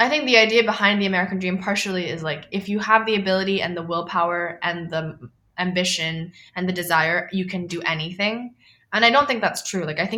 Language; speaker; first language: English; non-native, local second language; Cantonese